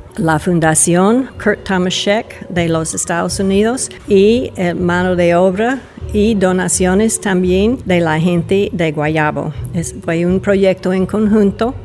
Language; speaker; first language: Spanish; non-native, fluent; English